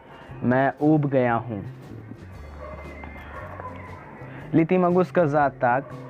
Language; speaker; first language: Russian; non-native, learner; Hindi